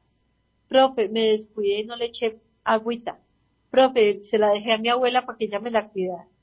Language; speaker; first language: Spanish; native; Spanish